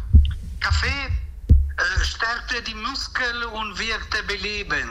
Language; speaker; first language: German; non-native, fluent; Italian